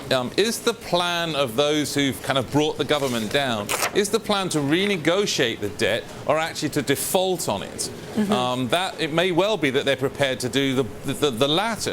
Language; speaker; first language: English; native; English